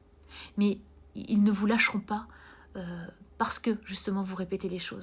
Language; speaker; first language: French; native; French